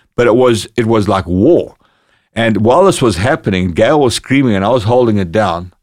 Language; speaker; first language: English; native; English